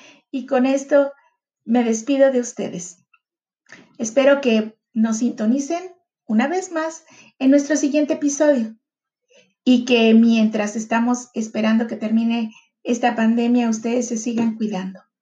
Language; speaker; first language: Spanish; native; Spanish